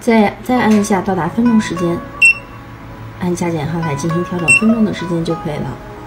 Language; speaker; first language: Chinese; native; Chinese